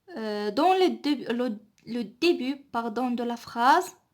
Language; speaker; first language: French; non-native, local second language; Arabic